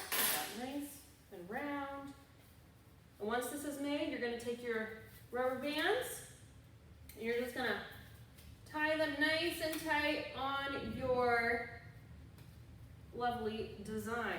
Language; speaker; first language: English; native; English